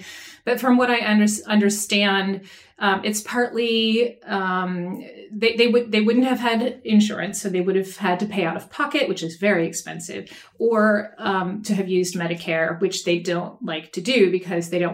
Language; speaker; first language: English; native; English